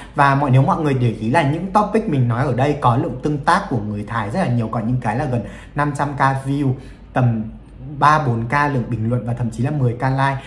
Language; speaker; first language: Vietnamese; native; Vietnamese